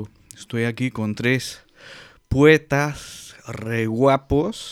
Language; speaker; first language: Spanish; non-native, fluent; English